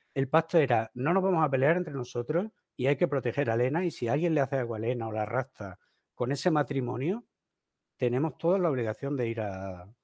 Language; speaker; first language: Spanish; native; Spanish